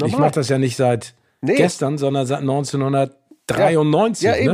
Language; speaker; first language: German; native; German